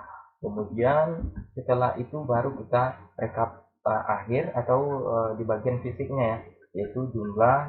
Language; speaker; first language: Indonesian; native; Indonesian